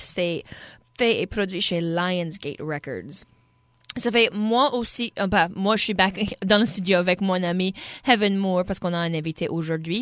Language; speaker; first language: French; native; French